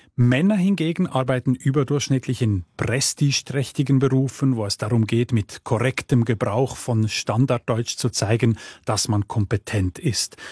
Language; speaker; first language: German; native; German